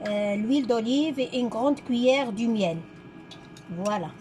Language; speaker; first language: French; non-native, local second language; Arabic